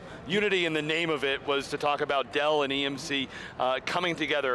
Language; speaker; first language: English; native; English